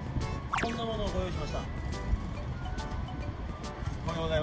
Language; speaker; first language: Japanese; native; Japanese